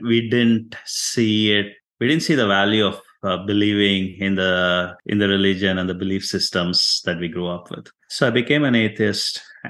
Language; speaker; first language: English; non-native, local second language; Tamil